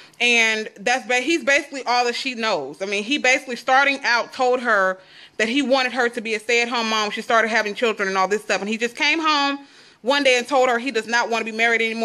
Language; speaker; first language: English; native; English